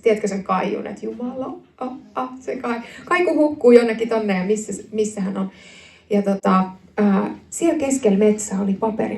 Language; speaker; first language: Finnish; native; Finnish